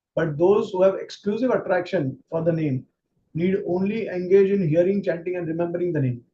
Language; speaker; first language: English; non-native, local second language; Hindi